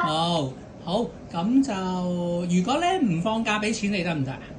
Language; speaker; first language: Cantonese; native; Cantonese